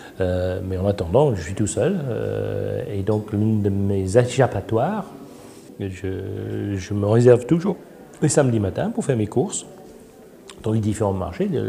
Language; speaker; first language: French; non-native, fluent; English